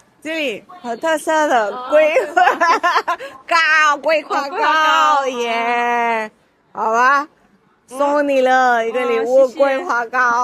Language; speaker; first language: Chinese; non-native, learner; Spanish